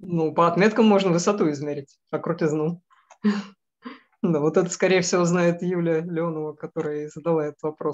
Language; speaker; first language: Russian; native; Russian